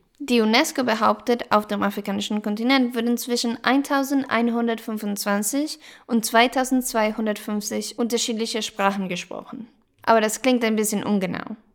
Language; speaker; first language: German; non-native, fluent; Spanish